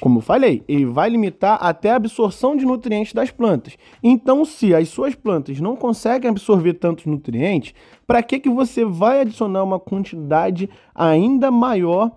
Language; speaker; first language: Portuguese; native; Portuguese